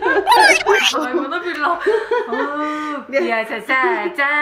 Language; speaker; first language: Indonesian; non-native, learner; Korean